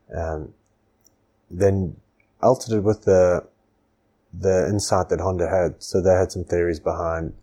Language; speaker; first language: English; native; English